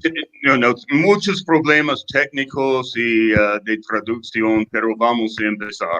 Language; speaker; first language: Spanish; non-native, fluent; English